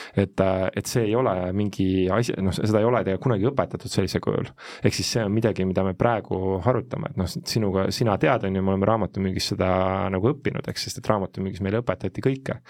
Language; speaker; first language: Estonian; native; Estonian